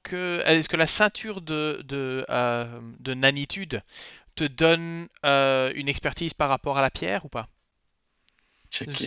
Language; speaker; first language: French; native; French